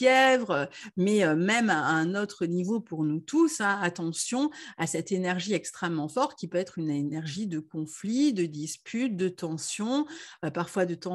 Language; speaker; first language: French; native; French